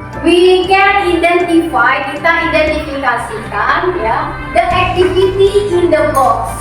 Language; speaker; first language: English; non-native, learner; Indonesian